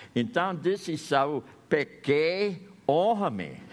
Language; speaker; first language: Portuguese; non-native, fluent; English